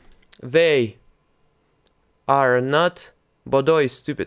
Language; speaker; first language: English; non-native, fluent; Russian